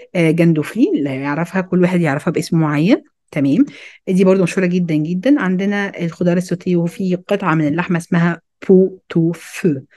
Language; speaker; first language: Arabic; early bilingual, heritage; Arabic